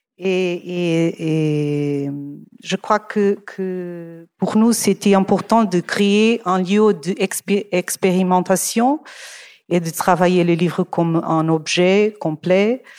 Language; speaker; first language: French; non-native, fluent; Portuguese